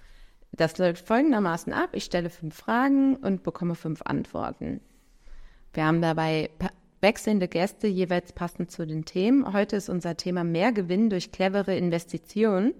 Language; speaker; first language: German; native; German